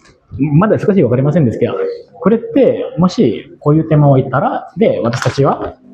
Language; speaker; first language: Japanese; non-native, fluent; Indonesian